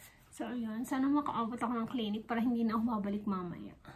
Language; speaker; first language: Filipino; native; Filipino